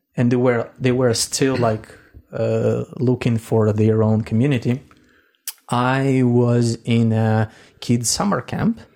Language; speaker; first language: English; non-native, fluent; Russian